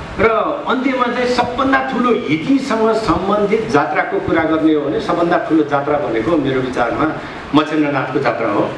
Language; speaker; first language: Nepali; non-native, local second language; Newari